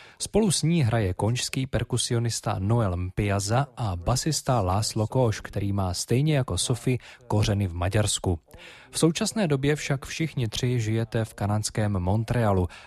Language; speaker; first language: Czech; native; Czech